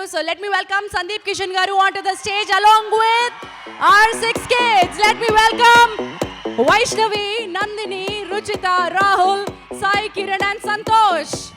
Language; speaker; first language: Telugu; native; Telugu